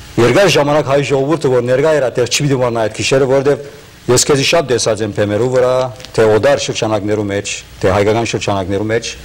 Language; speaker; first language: Armenian; native; Armenian